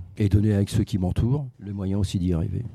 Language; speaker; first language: French; native; French